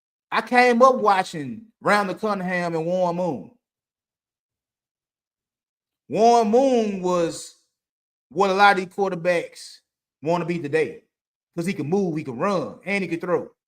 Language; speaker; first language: English; native; English